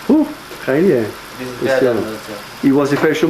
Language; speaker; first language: Persian; non-native, learner; English